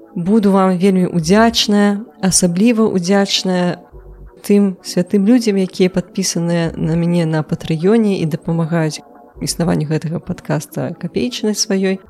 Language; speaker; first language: Belarusian; non-native, local second language; Russian